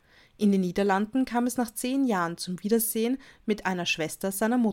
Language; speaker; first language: German; native; German